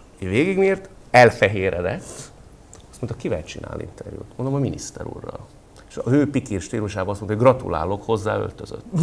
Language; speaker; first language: Hungarian; native; Hungarian